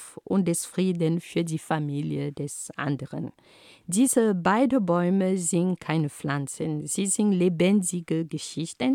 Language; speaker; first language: German; non-native, fluent; Ghomala